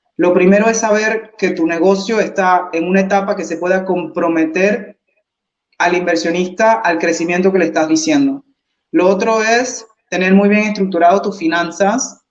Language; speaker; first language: Spanish; early bilingual, heritage; English